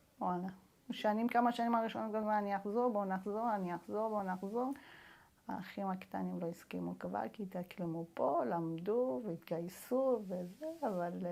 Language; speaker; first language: Hebrew; non-native, fluent; Persian